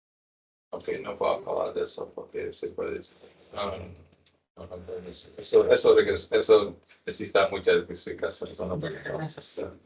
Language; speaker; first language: Spanish; non-native, learner; English